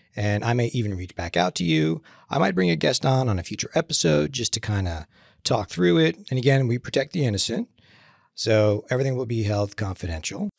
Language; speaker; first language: English; native; English